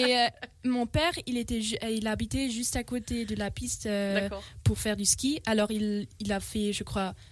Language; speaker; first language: French; non-native, fluent; German